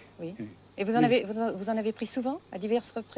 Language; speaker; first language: French; native; French